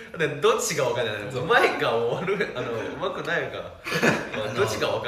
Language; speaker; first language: Japanese; non-native, fluent; Chinese